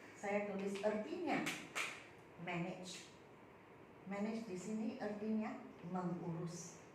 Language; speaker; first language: Malay; non-native, local second language; Chinese